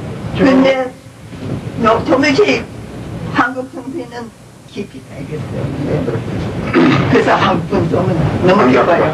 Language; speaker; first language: Korean; early bilingual, heritage; Korean